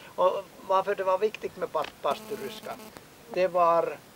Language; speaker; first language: Swedish; non-native, local second language; Finnish